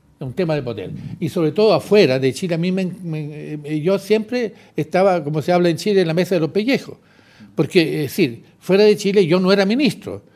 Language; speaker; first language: Spanish; native; Spanish